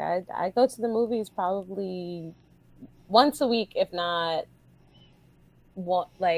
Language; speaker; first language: English; native; English